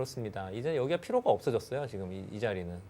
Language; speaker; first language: Korean; native; Korean